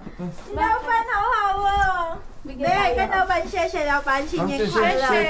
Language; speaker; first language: Chinese; non-native, learner; Filipino